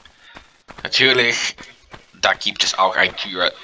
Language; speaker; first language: German; non-native, learner; Dutch